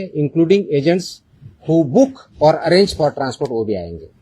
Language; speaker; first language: Hindi; non-native, local second language; Marathi